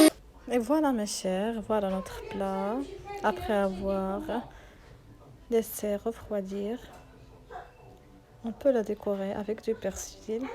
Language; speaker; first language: French; non-native, local second language; Arabic